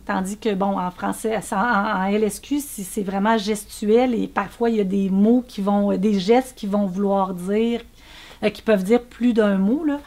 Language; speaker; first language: French; native; French